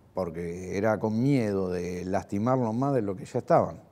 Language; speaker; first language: Spanish; native; Spanish